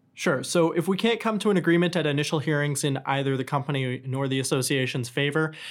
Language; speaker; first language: English; native; English